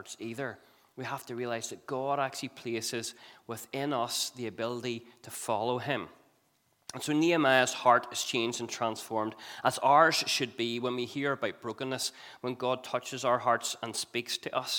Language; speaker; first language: English; native; English